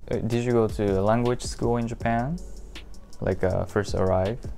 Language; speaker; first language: English; non-native, fluent; Japanese